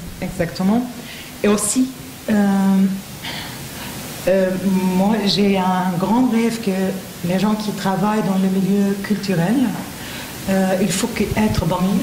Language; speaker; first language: French; non-native, fluent; Arabic